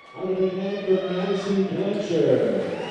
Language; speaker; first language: English; native; English